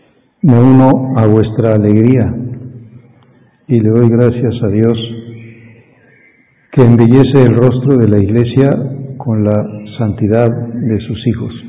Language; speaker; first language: Spanish; native; Spanish